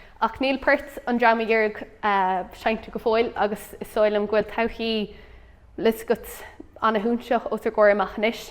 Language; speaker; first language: Irish; non-native, local second language; English